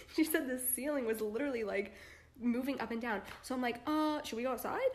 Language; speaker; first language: English; native; English